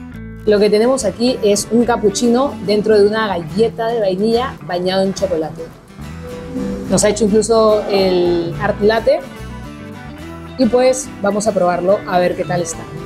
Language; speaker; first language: Spanish; native; Spanish